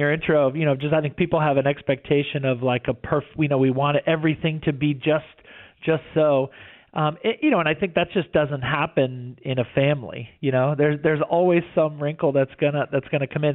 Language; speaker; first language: English; native; English